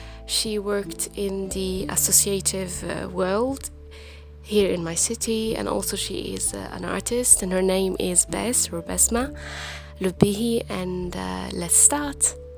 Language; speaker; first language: English; non-native, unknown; Arabic